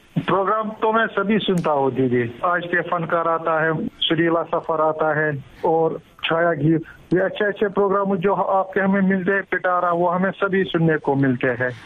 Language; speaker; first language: Hindi; non-native, local second language; Kashmiri